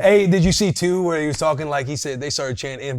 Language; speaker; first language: English; native; English